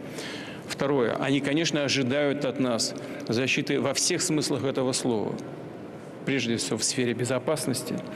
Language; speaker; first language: Russian; native; Russian